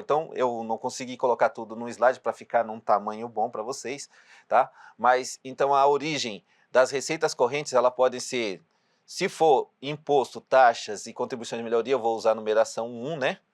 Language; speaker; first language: Portuguese; native; Portuguese